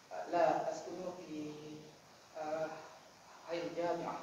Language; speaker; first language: Arabic; non-native, learner; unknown